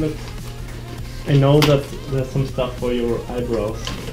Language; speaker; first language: English; non-native, fluent; German